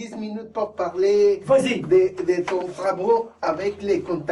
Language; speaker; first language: French; non-native, fluent; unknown